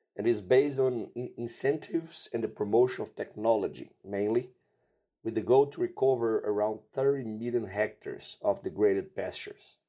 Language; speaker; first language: English; non-native, fluent; Portuguese